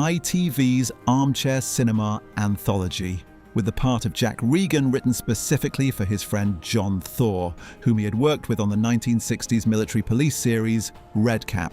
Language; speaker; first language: English; native; English